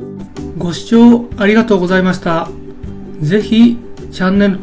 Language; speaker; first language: Japanese; native; Japanese